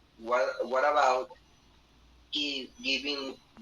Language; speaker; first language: English; non-native, learner; Spanish